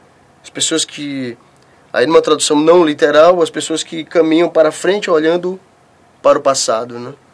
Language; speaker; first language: Portuguese; native; Portuguese